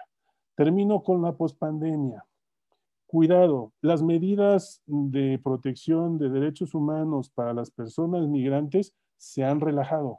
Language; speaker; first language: Spanish; native; Spanish